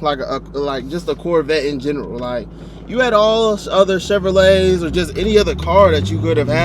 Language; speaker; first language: English; native; English